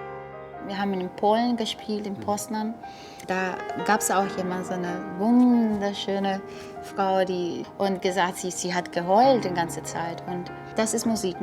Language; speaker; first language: German; non-native, fluent; Spanish